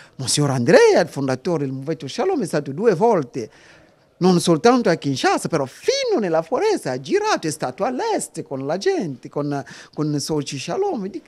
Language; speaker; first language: Italian; non-native, fluent; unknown